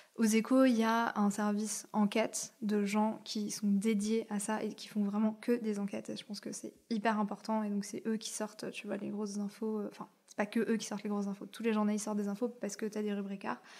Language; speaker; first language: French; native; French